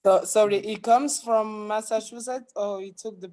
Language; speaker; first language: English; non-native, fluent; French